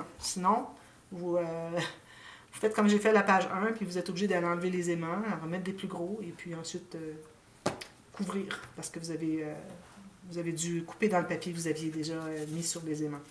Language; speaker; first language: French; native; French